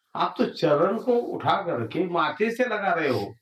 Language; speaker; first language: Hindi; non-native, local second language; Marathi